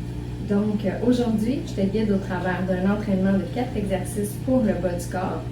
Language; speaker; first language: French; native; French